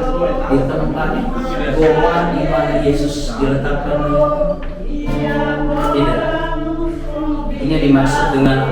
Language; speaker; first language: Indonesian; native; Indonesian